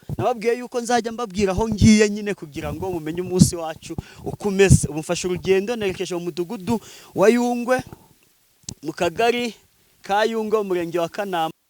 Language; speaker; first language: Kinyarwanda; native; Kinyarwanda